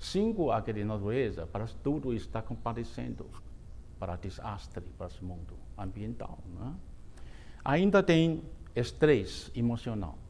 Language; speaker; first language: Portuguese; non-native, fluent; Chinese